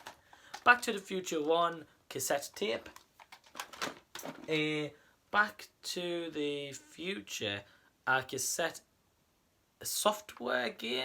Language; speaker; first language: English; native; English